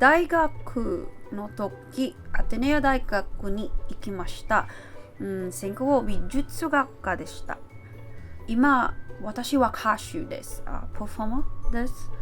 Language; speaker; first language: Japanese; non-native, learner; Filipino